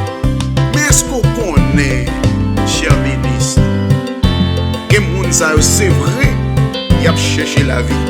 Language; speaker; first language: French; non-native, learner; Haitian Creole